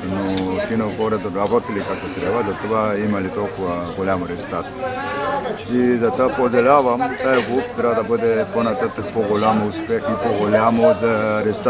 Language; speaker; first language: Bulgarian; non-native, learner; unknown